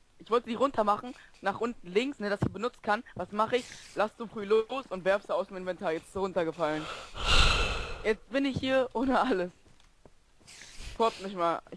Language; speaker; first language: German; native; German